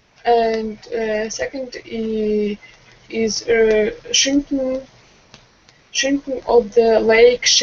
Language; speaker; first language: English; non-native, learner; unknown